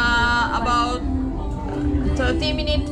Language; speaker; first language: English; non-native, learner; Thai